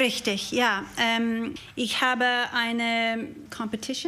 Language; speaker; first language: German; non-native, learner; English